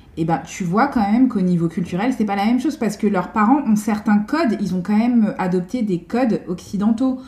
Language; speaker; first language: French; native; French